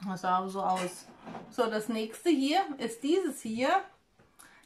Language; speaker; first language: German; native; German